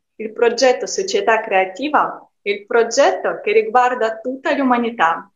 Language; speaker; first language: Italian; non-native, fluent; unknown